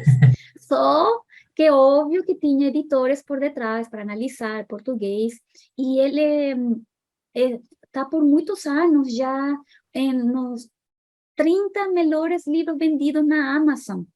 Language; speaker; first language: Portuguese; non-native, fluent; Spanish